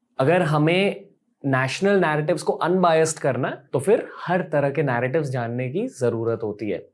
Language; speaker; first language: Hindi; native; Hindi